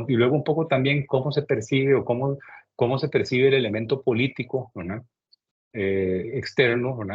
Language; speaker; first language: Spanish; native; Spanish